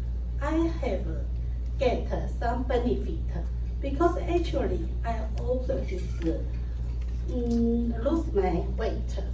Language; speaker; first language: English; non-native, learner; Chinese